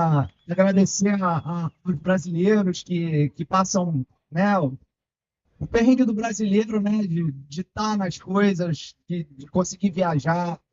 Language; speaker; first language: Portuguese; native; Portuguese